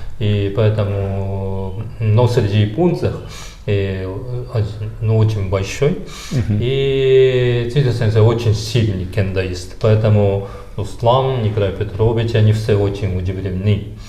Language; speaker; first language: Russian; non-native, fluent; Japanese